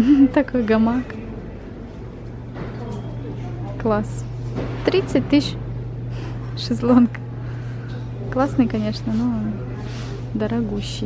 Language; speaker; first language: Russian; native; Russian